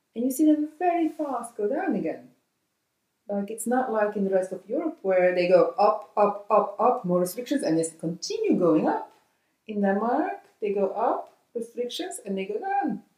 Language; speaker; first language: English; non-native, fluent; Dutch